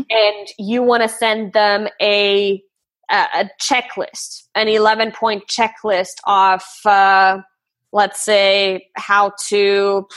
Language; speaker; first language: English; non-native, fluent; German